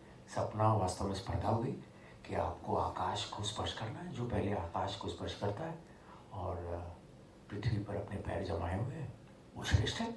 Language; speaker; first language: Hindi; native; Hindi